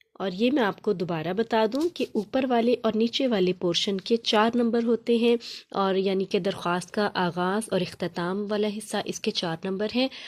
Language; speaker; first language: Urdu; native; Urdu